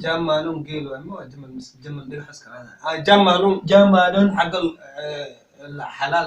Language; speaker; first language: Arabic; non-native, learner; Somali